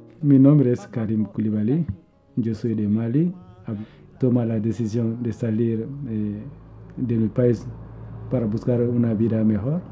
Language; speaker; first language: Spanish; non-native, learner; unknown